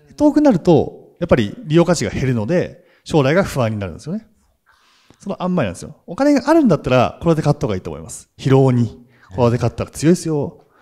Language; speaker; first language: Japanese; native; Japanese